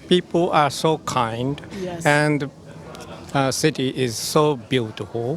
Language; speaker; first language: English; non-native, fluent; Japanese